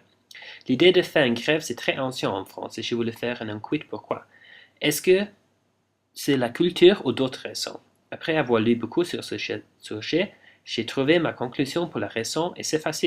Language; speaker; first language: French; non-native, fluent; English